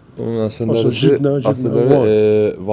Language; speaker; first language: Turkish; non-native, learner; Arabic